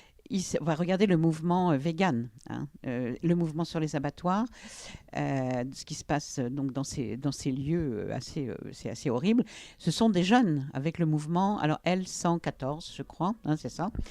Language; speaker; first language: French; native; French